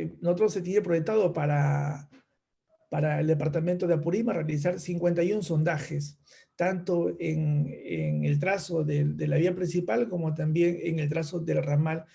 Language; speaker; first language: Spanish; native; Spanish